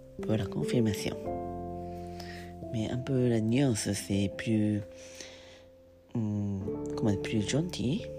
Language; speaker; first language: French; non-native, learner; Japanese